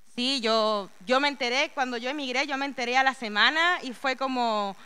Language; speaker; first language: Spanish; native; Spanish